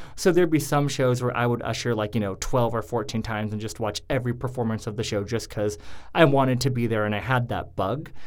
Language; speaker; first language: English; native; English